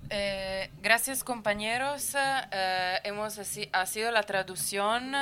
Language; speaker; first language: Spanish; non-native, fluent; Italian